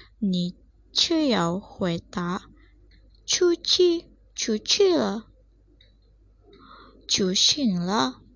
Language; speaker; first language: Chinese; non-native, learner; Indonesian